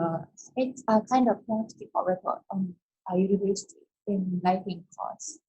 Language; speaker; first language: English; non-native, learner; Japanese